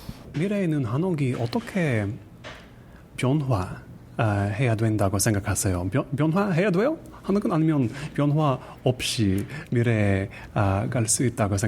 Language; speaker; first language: Korean; non-native, learner; English